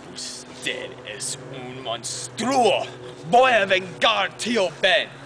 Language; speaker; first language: Spanish; non-native, learner; English